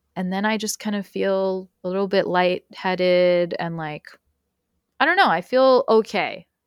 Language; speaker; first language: English; early bilingual, other home language; Spanish